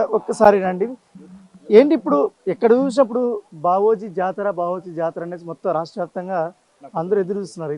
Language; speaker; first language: Telugu; native; Telugu